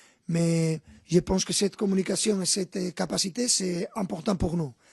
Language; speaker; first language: French; non-native, fluent; Spanish